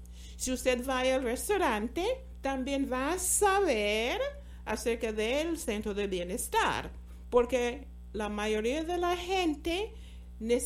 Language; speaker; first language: Spanish; non-native, fluent; English